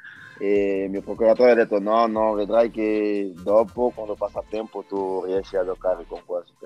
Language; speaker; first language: Italian; non-native, fluent; French